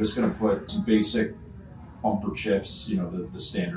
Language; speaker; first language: English; native; English